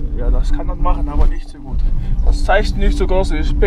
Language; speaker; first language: German; non-native, learner; Mongolian